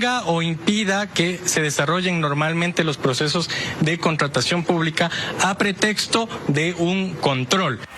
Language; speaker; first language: Spanish; native; Spanish